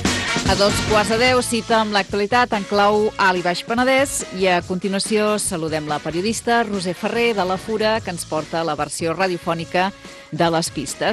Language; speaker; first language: Catalan; native; Catalan